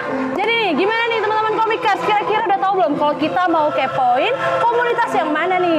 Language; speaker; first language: Indonesian; native; Indonesian